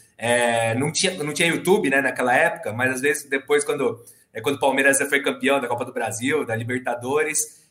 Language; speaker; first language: Portuguese; native; Portuguese